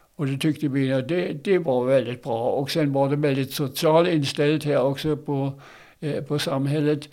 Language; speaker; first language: Swedish; non-native, fluent; German